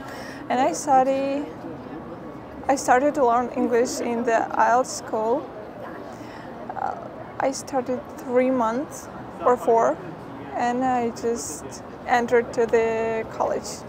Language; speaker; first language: English; non-native, fluent; Ukrainian